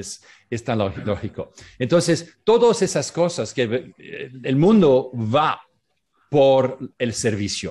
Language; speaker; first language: Spanish; non-native, learner; English